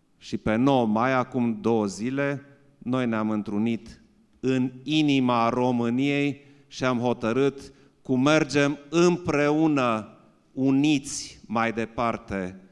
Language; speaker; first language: Romanian; non-native, local second language; German